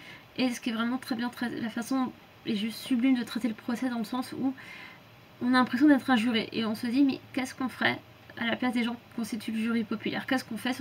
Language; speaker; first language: French; native; French